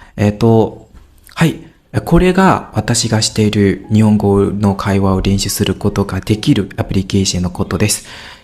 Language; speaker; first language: Japanese; non-native, fluent; Burmese